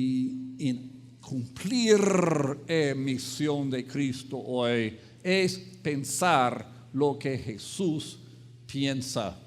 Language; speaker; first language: Spanish; non-native, fluent; English